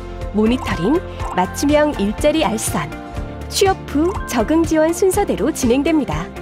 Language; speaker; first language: Korean; native; Korean